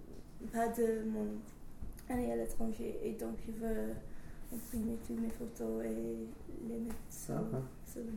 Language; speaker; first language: French; non-native, learner; English